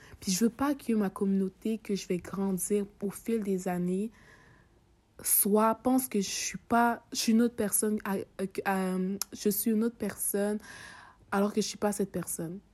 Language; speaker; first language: French; early bilingual, other home language; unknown